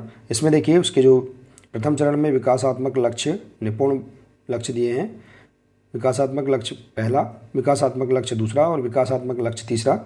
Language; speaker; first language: Hindi; native; Hindi